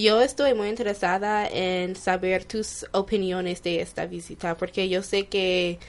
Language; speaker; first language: Spanish; non-native, fluent; English